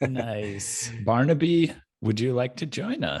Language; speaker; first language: English; native; English